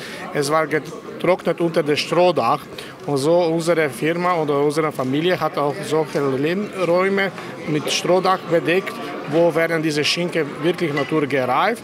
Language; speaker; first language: German; non-native, fluent; Slovenian